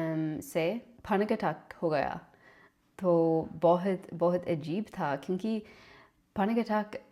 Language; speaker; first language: Hindi; non-native, learner; English